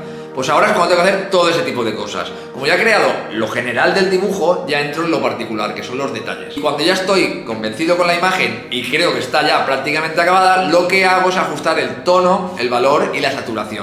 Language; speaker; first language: Spanish; native; Spanish